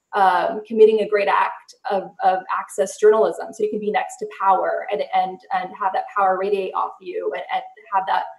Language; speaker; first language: English; native; English